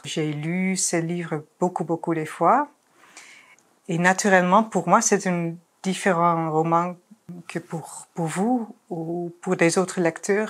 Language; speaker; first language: French; non-native, fluent; Dutch